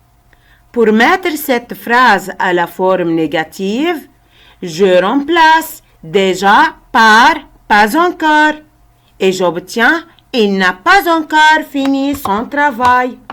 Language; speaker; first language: French; non-native, local second language; Arabic